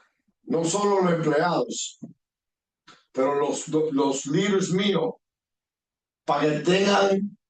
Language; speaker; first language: Spanish; early bilingual, heritage; Spanish